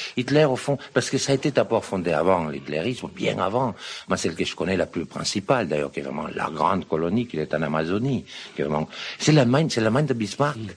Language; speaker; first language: French; non-native, fluent; Serbian